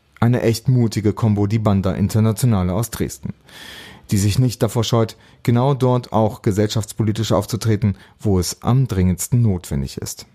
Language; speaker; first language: German; native; German